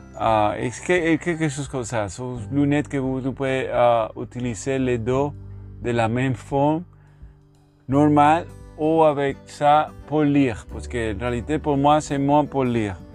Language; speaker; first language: French; non-native, learner; Spanish